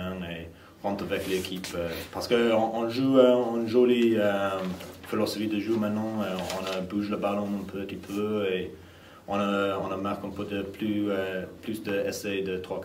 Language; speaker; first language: French; non-native, fluent; English